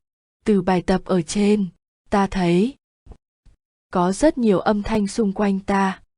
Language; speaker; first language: Vietnamese; native; Vietnamese